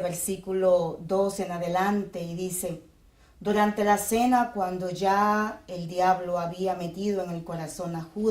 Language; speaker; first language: Spanish; native; Spanish